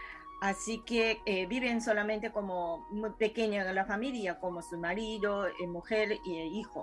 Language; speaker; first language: Spanish; non-native, fluent; Japanese